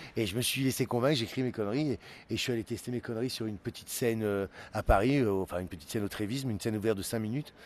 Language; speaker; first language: French; native; French